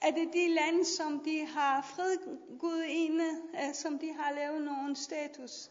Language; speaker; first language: Danish; non-native, learner; Persian